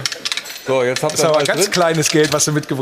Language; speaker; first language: German; native; German